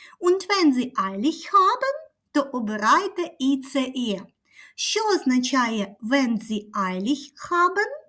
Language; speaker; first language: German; non-native, fluent; Ukrainian